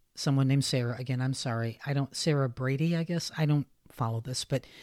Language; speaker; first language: English; native; English